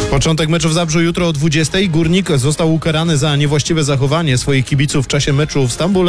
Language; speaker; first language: Polish; native; Polish